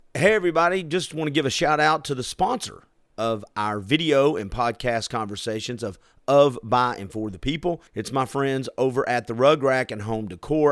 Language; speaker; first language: English; native; English